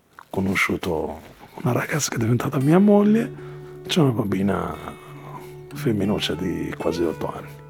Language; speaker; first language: Italian; non-native, fluent; Arabic